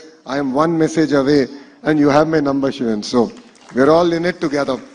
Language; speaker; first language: English; non-native, local second language; Telugu